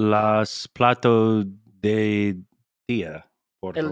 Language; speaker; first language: Spanish; non-native, learner; English